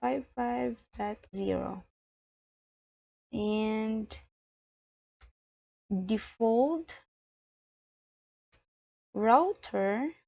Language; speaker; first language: English; non-native, learner; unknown